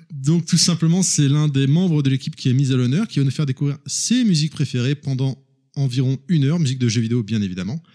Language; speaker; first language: French; native; French